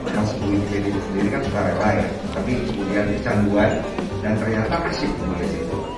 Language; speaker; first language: Indonesian; non-native, local second language; Minangkabau